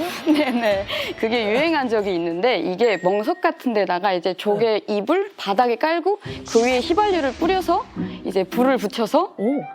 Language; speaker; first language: Korean; native; Korean